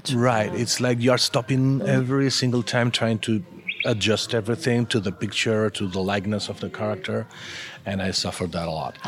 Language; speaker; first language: English; non-native, fluent; Spanish